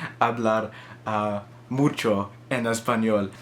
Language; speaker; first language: Spanish; non-native, learner; English